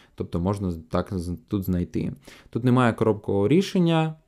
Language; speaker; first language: Ukrainian; non-native, local second language; Russian